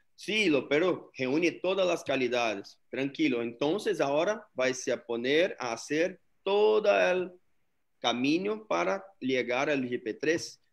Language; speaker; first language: Spanish; non-native, learner; Portuguese